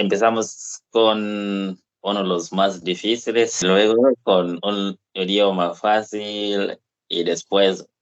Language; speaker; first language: Spanish; non-native, fluent; English